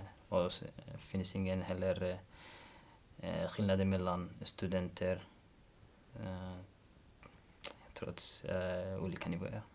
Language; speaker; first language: Swedish; non-native, learner; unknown